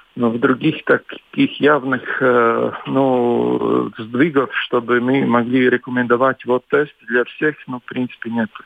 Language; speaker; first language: Russian; non-native, local second language; Latvian